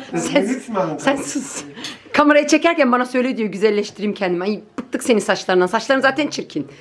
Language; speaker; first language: Turkish; early bilingual, heritage; Turkish